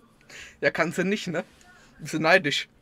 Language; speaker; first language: German; native; German